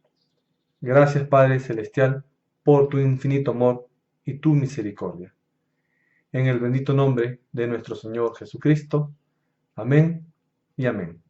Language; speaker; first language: Spanish; native; Spanish